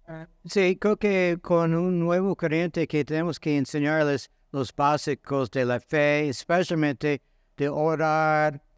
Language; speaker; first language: Spanish; non-native, fluent; English